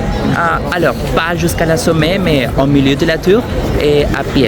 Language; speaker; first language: French; non-native, learner; Spanish